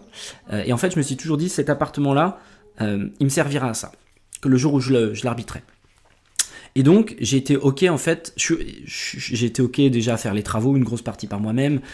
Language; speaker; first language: French; native; French